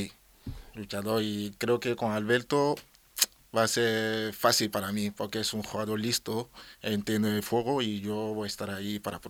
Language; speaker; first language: Spanish; non-native, learner; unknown